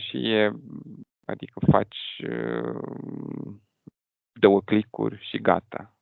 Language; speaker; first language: Romanian; non-native, fluent; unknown